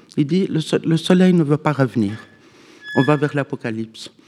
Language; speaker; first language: French; native; French